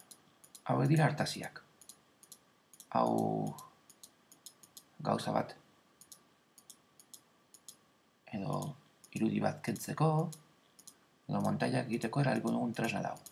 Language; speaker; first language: Basque; non-native, local second language; Spanish